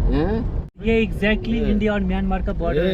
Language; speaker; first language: Hindi; native; Hindi